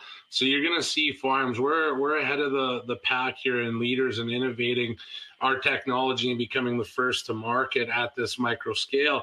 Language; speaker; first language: English; native; English